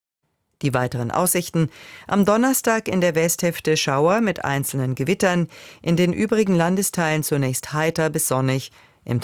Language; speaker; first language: German; native; German